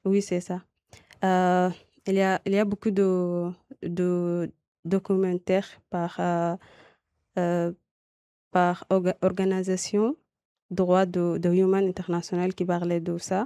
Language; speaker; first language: French; non-native, learner; Arabic